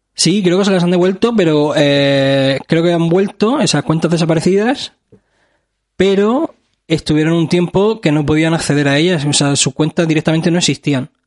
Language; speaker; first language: Spanish; native; Spanish